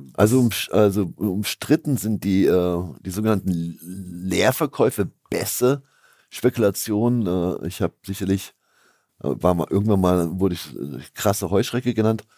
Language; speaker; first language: German; native; German